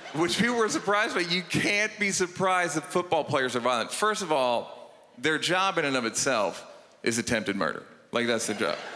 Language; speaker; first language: English; native; English